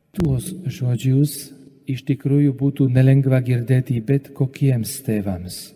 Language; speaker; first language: Lithuanian; non-native, fluent; Slovak